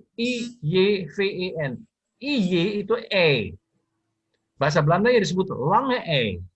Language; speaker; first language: Indonesian; native; Indonesian